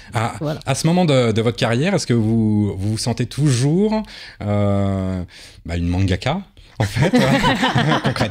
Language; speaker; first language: French; native; French